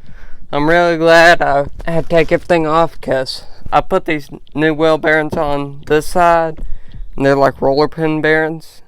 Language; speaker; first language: English; native; English